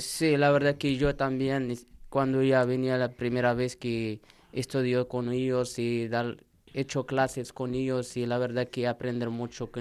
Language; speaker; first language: Spanish; non-native, learner; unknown